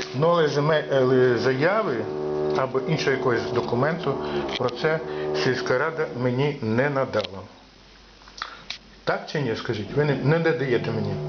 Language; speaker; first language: Ukrainian; native; Ukrainian